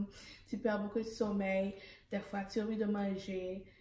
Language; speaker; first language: French; early bilingual, heritage; Haitian Creole